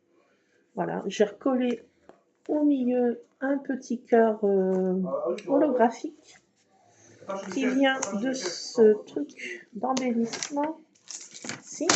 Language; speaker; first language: French; native; French